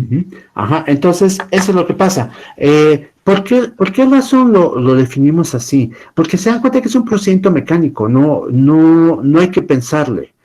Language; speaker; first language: Spanish; native; Spanish